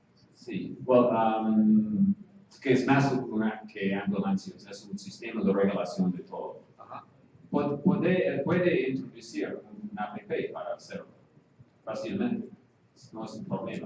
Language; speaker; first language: Spanish; non-native, fluent; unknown